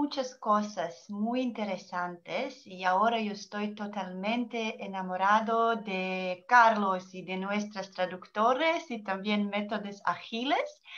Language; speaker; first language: Spanish; non-native, learner; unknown